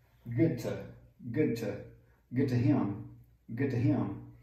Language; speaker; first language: English; native; English